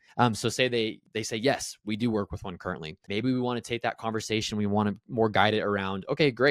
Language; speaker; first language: English; native; English